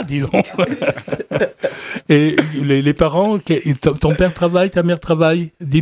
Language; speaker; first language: French; native; French